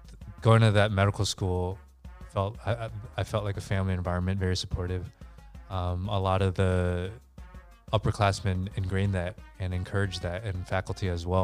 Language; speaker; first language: English; native; English